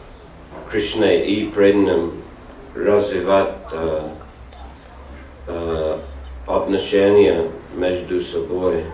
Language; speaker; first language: Russian; non-native, learner; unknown